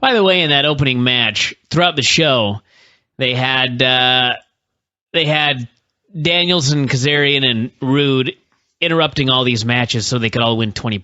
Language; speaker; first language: English; native; English